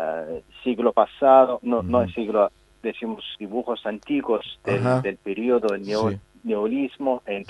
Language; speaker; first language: Spanish; non-native, fluent; Azerbaijani